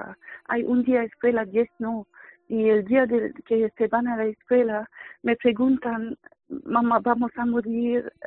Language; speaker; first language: Spanish; non-native, fluent; Arabic